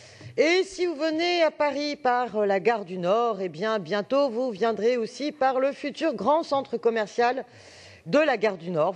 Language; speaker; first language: French; native; French